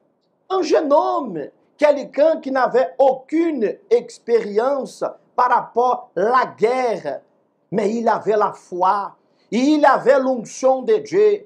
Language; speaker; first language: French; non-native, fluent; Portuguese